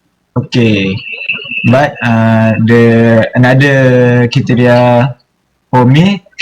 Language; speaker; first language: English; non-native, learner; Malay